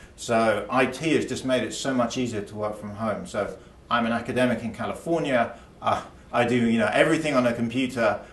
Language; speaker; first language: English; native; English